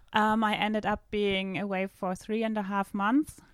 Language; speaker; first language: English; non-native, fluent; German